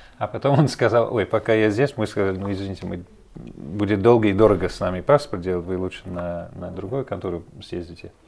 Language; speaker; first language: Russian; non-native, fluent; English